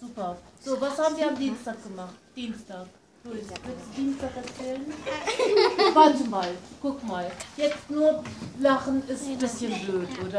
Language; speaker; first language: German; native; German